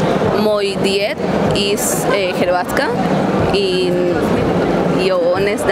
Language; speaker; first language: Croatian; non-native, learner; Spanish